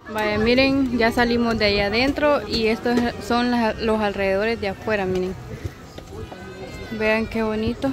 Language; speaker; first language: Spanish; native; Spanish